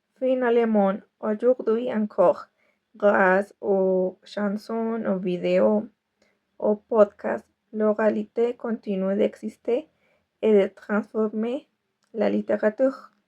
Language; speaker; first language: French; non-native, fluent; Spanish